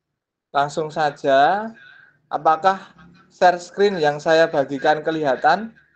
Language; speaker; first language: Indonesian; native; Indonesian